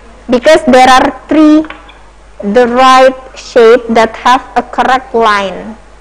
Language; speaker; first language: English; non-native, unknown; Indonesian